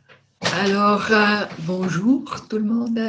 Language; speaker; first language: French; non-native, learner; Dutch